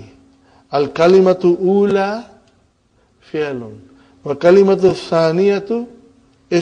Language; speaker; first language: Arabic; non-native, learner; Urdu